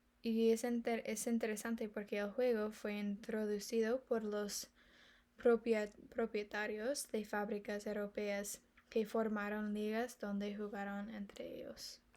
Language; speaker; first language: Spanish; non-native, learner; English